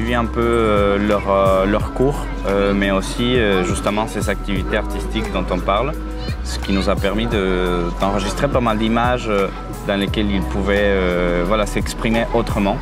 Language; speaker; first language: French; non-native, fluent; Spanish